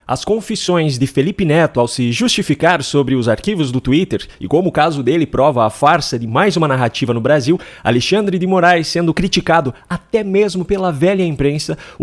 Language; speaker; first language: Portuguese; native; Portuguese